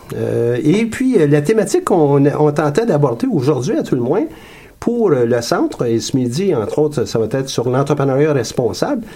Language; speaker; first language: French; native; French